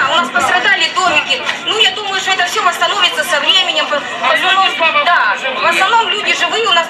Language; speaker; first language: Russian; native; Russian